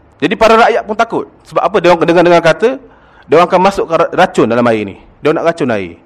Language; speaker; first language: Malay; native; Malay